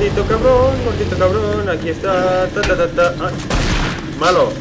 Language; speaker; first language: Spanish; native; Spanish